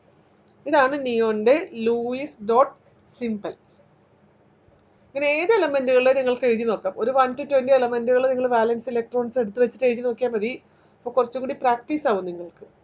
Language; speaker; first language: Malayalam; native; Malayalam